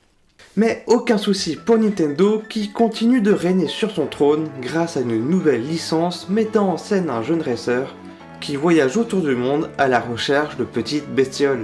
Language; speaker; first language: French; native; French